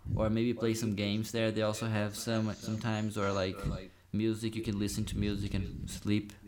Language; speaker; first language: English; non-native, fluent; Portuguese